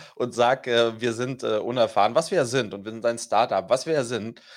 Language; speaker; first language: German; native; German